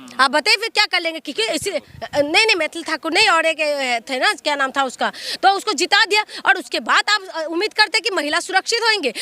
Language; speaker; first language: Hindi; non-native, local second language; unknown